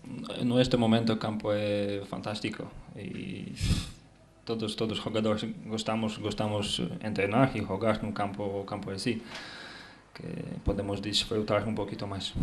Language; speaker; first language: Spanish; non-native, learner; Polish